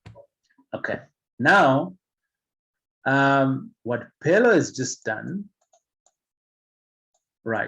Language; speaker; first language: English; non-native, local second language; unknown